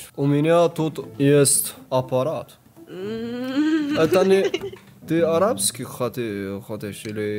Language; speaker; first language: Russian; non-native, learner; Tajik